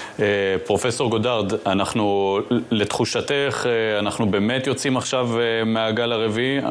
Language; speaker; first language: Hebrew; native; Hebrew